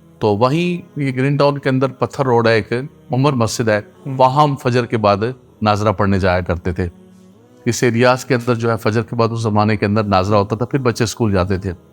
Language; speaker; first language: Urdu; non-native, local second language; Gujari